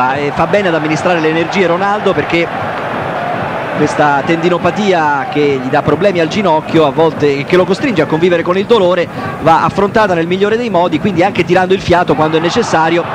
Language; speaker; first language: Italian; native; Italian